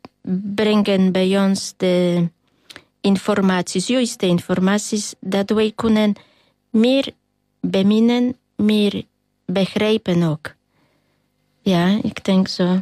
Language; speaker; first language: Dutch; non-native, learner; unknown